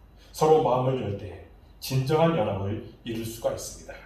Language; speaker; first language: Korean; native; Korean